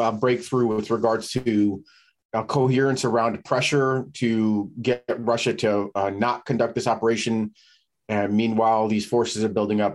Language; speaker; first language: English; native; English